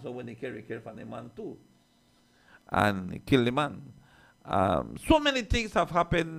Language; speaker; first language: English; native; English